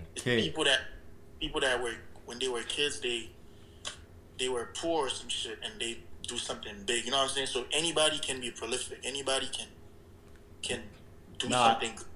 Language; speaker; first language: English; early bilingual, other home language; Haitian Creole